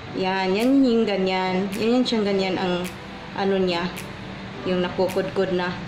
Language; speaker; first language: Filipino; non-native, local second language; Cebuano